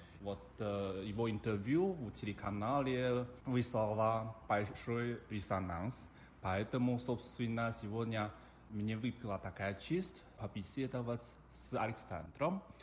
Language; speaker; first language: Russian; non-native, fluent; Chinese